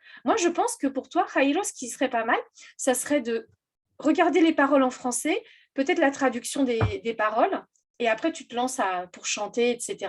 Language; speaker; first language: French; native; French